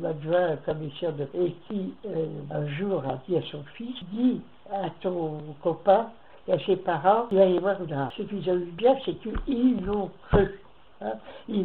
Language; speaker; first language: French; native; French